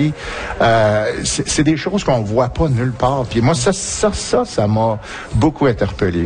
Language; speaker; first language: French; native; French